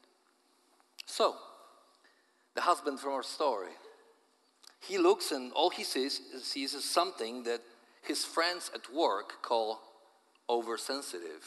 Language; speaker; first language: English; non-native, fluent; Polish